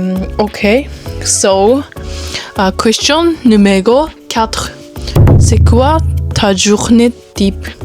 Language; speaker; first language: French; non-native, learner; Japanese